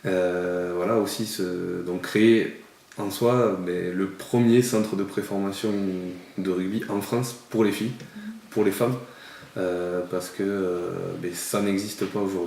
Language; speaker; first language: French; native; French